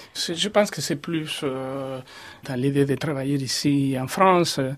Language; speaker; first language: French; non-native, fluent; Spanish